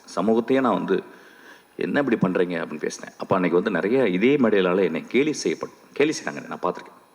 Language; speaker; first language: Tamil; native; Tamil